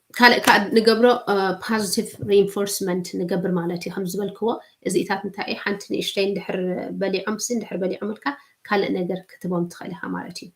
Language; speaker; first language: Tigrinya; early bilingual, heritage; Tigrinya